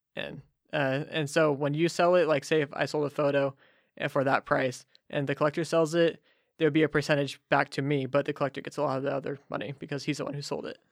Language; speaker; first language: English; native; English